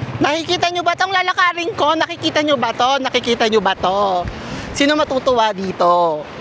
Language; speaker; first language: Filipino; native; Filipino